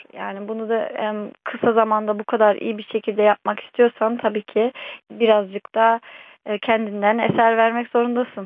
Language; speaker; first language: Turkish; early bilingual, heritage; Turkish